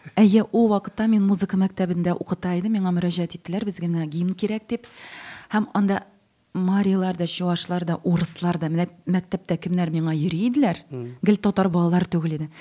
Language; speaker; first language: Tatar; native; Tatar